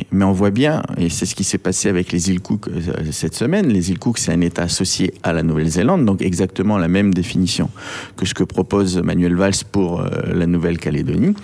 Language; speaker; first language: French; native; French